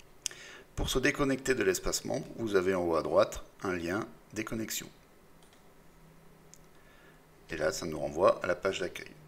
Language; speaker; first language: French; native; French